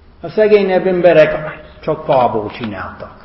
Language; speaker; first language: Hungarian; non-native, learner; English